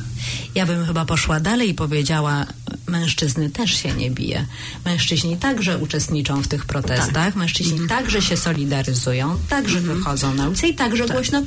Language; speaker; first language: Polish; native; Polish